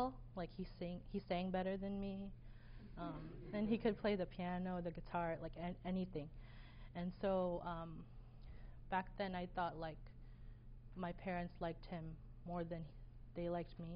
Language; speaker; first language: English; early bilingual, other home language; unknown